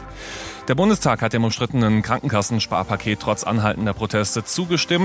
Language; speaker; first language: German; native; German